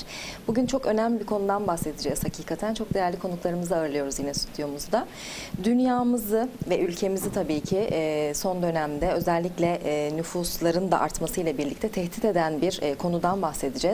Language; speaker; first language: Turkish; native; Turkish